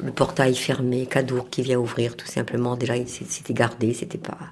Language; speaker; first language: French; native; French